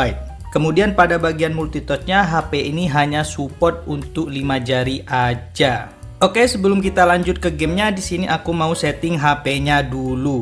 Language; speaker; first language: Indonesian; native; Indonesian